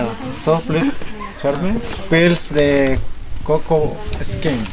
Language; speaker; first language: English; non-native, learner; Spanish